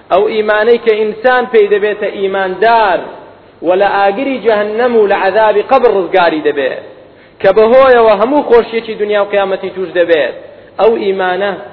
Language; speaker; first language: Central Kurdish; native; Central Kurdish